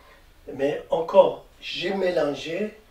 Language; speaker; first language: French; non-native, learner; Persian